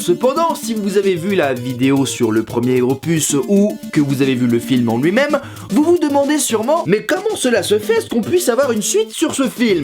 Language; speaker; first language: French; native; French